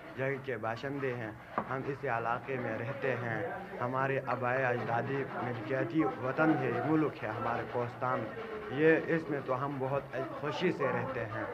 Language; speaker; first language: Urdu; native; Urdu